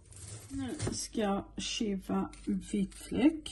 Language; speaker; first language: Swedish; non-native, fluent; Portuguese